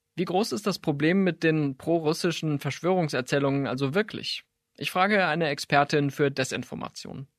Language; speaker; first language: German; native; German